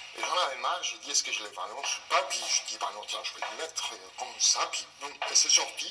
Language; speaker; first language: French; non-native, fluent; Spanish